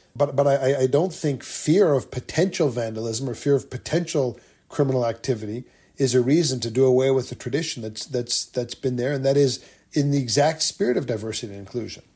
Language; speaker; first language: English; native; English